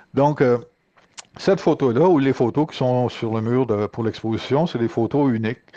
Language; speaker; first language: French; native; French